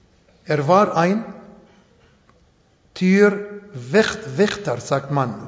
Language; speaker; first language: German; non-native, fluent; Arabic